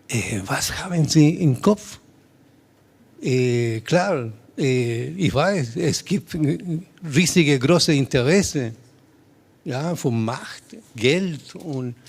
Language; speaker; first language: German; non-native, learner; Spanish